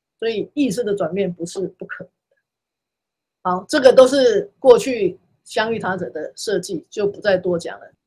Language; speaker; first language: Chinese; native; Chinese